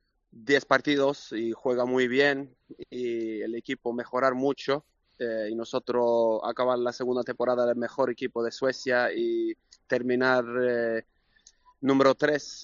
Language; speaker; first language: Spanish; non-native, learner; Swedish